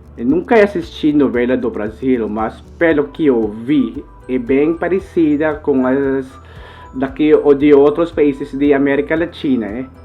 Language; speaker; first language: Portuguese; non-native, learner; Filipino